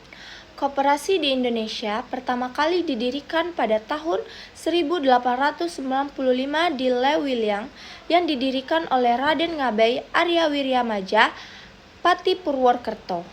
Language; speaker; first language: Indonesian; native; Indonesian